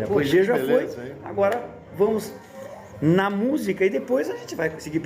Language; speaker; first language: Portuguese; native; Portuguese